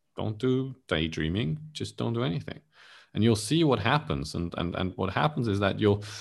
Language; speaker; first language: English; non-native, fluent; German